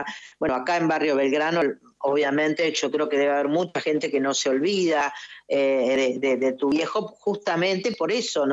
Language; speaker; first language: Spanish; native; Spanish